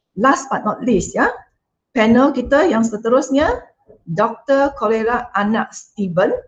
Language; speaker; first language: Malay; non-native, local second language; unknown